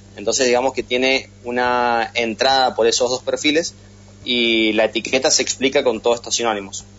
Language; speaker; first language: Spanish; native; Spanish